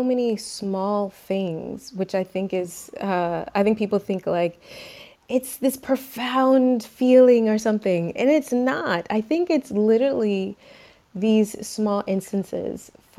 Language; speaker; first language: English; native; English